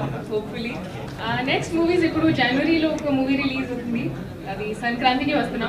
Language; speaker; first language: Telugu; non-native, local second language; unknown